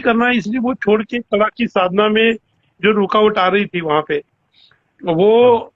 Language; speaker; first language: Hindi; non-native, fluent; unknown